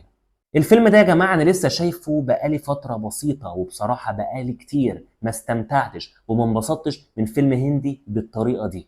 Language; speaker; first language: Arabic; native; Arabic